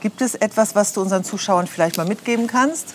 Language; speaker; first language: German; native; German